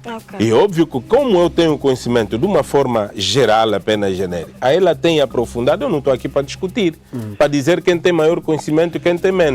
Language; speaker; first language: Portuguese; native; Portuguese